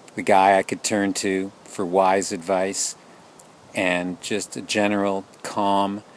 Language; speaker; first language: English; native; English